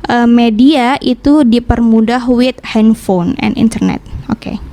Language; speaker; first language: English; non-native, learner; Indonesian